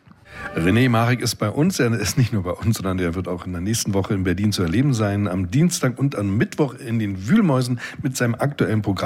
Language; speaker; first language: German; native; German